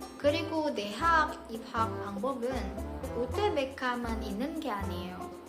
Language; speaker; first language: Korean; non-native, fluent; Indonesian